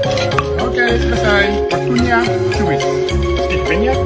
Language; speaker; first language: Indonesian; non-native, learner; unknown